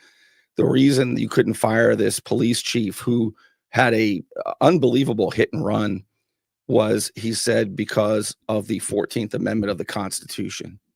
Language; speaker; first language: English; native; English